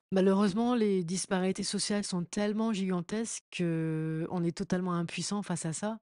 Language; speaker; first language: French; native; French